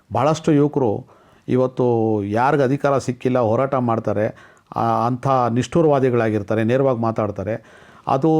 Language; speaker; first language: Kannada; non-native, local second language; Telugu